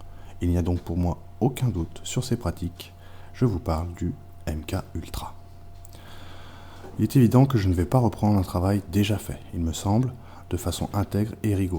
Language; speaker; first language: French; native; French